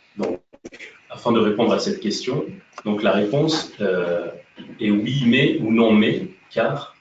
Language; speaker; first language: French; native; French